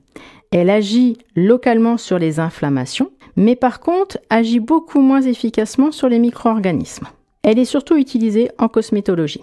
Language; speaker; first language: French; native; French